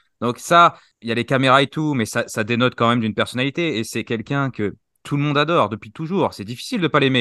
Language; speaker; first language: French; native; French